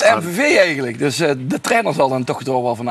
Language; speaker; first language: Dutch; native; Dutch